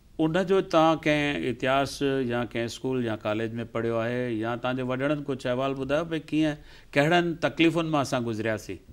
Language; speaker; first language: Sindhi; early bilingual, heritage; Sindhi